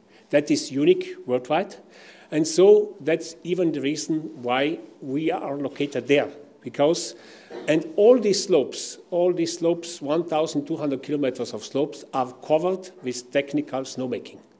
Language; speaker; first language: English; non-native, fluent; German